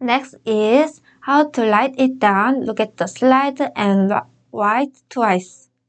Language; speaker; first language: English; non-native, fluent; Korean